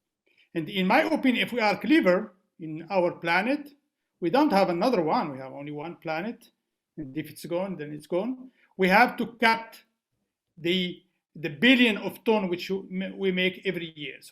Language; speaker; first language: English; non-native, fluent; Arabic